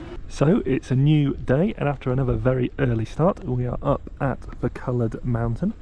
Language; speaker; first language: English; native; English